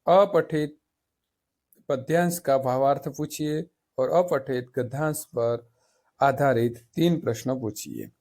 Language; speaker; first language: Hindi; non-native, local second language; Gujarati